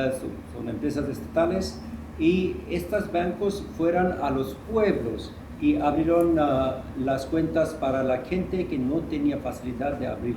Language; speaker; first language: Spanish; non-native, fluent; Hindi